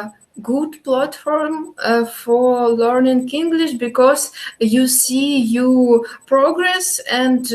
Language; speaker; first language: English; non-native, learner; Russian